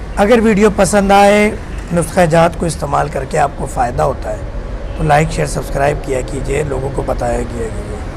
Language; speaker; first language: Urdu; non-native, local second language; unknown